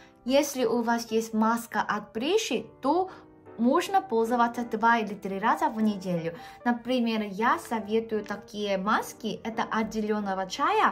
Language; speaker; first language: Russian; non-native, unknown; Korean